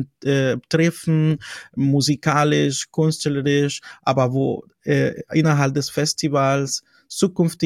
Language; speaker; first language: German; non-native, fluent; Spanish